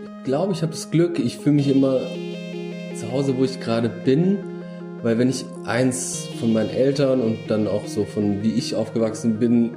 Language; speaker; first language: German; early bilingual, other home language; Bosnian